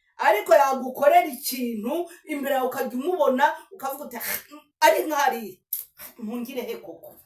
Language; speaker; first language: Kinyarwanda; early bilingual, heritage; Kinyarwanda